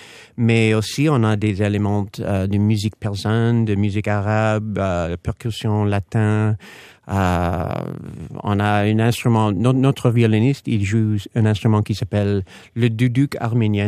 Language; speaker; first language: French; non-native, fluent; English